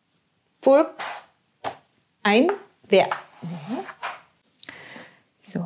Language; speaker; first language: German; non-native, fluent; Korean